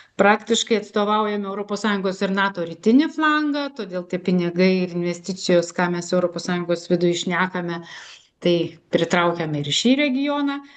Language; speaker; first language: Lithuanian; native; Lithuanian